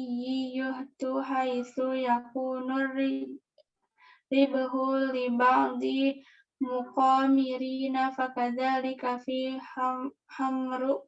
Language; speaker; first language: Arabic; non-native, learner; Indonesian